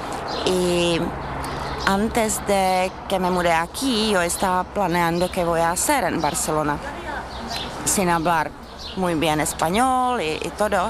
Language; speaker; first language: Spanish; non-native, learner; Czech